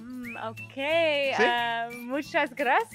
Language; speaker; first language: Spanish; non-native, learner; French